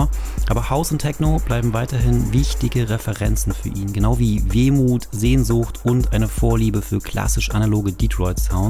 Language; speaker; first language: German; native; German